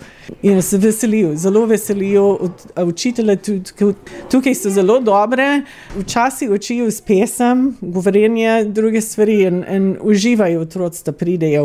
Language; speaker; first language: Slovenian; early bilingual, heritage; Slovenian